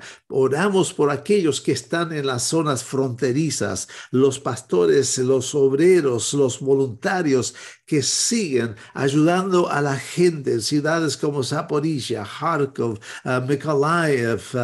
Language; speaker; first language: Spanish; non-native, fluent; English